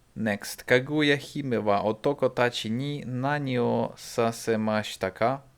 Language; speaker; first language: Japanese; non-native, learner; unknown